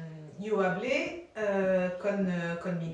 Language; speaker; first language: Spanish; non-native, learner; French